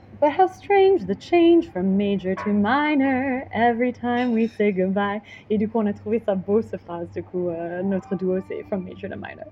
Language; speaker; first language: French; non-native, fluent; English